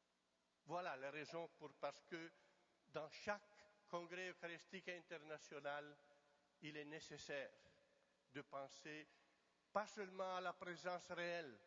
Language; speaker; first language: French; non-native, fluent; Italian